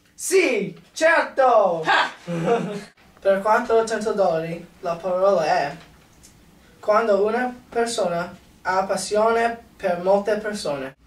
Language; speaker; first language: Italian; non-native, learner; English